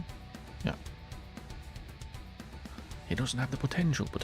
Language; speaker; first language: English; native; English